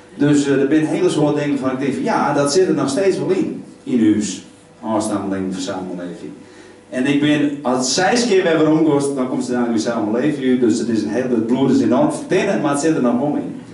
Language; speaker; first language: Dutch; non-native, local second language; Western Frisian